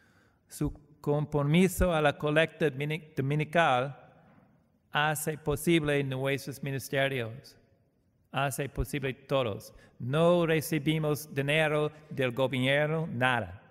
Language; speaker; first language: Spanish; non-native, learner; English